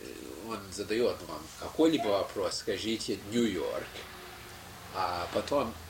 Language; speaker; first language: Russian; non-native, fluent; English